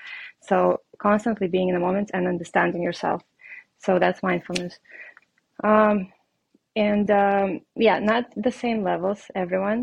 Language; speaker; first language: English; non-native, fluent; Russian